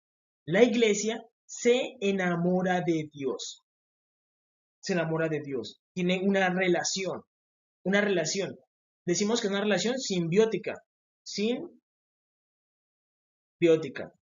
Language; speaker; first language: Spanish; native; Spanish